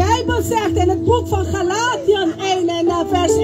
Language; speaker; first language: Dutch; non-native, local second language; Papiamento